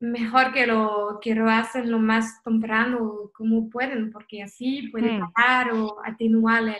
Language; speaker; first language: Spanish; non-native, fluent; French